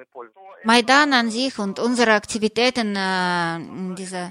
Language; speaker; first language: German; non-native, fluent; Russian